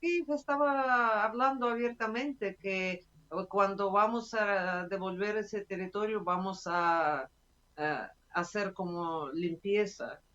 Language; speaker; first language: Spanish; non-native, fluent; Russian